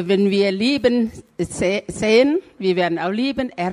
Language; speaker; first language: German; non-native, fluent; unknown